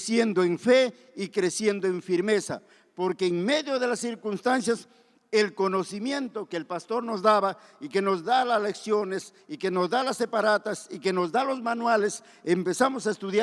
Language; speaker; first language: Spanish; native; Spanish